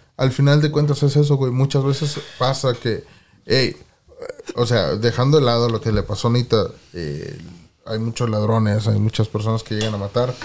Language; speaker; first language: Spanish; native; Spanish